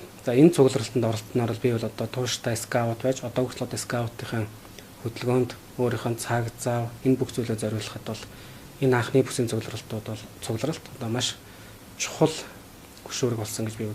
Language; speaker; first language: Mongolian; native; Mongolian